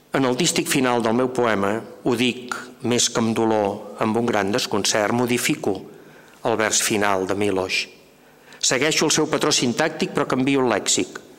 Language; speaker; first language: Catalan; native; Catalan